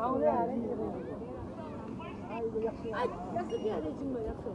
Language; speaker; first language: Korean; native; Korean